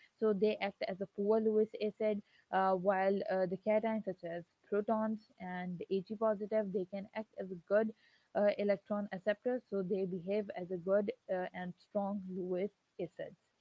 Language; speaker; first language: English; non-native, local second language; Urdu